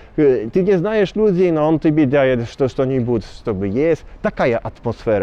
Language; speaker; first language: Russian; non-native, learner; Polish